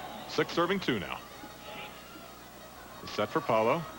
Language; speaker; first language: English; native; English